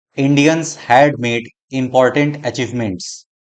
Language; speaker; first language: English; non-native, local second language; Hindi